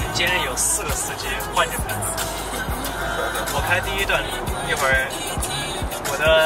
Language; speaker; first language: Chinese; native; Chinese